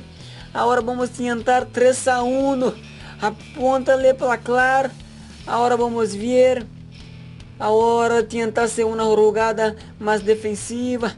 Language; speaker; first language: Portuguese; non-native, learner; Spanish